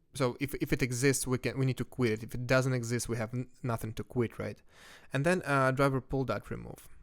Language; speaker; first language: English; non-native, fluent; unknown